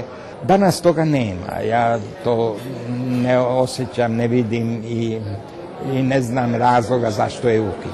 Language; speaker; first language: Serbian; non-native, local second language; Hungarian